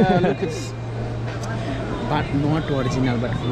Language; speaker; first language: English; non-native, local second language; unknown